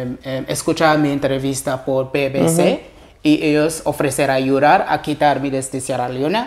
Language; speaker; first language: Spanish; non-native, learner; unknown